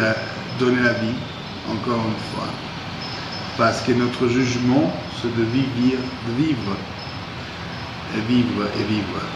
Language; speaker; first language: French; non-native, fluent; Spanish